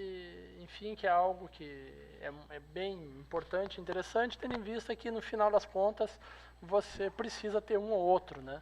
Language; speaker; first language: Portuguese; native; Portuguese